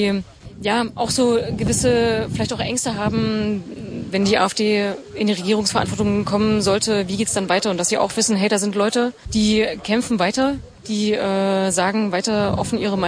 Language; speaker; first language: German; native; German